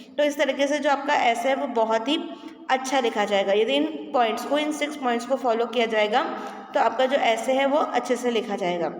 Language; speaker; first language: Hindi; native; Hindi